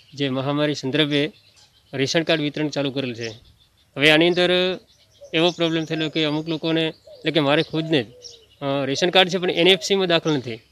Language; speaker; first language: Gujarati; native; Gujarati